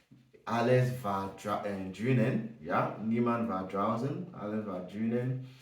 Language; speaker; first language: German; non-native, learner; English